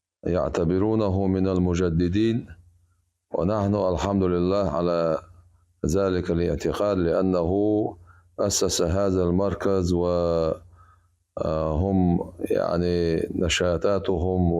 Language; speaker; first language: Arabic; non-native, fluent; Chechen